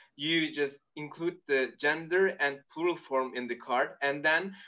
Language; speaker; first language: English; non-native, fluent; Turkish